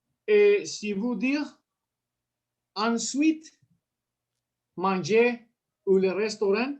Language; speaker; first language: French; non-native, learner; Spanish